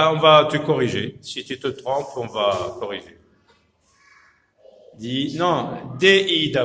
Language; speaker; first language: French; non-native, local second language; Arabic